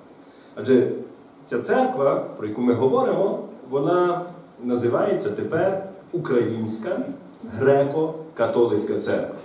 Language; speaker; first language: Ukrainian; native; Ukrainian